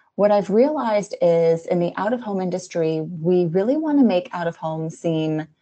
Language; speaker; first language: English; native; English